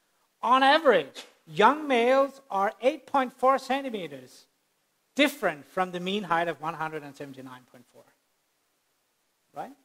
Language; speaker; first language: English; non-native, fluent; Danish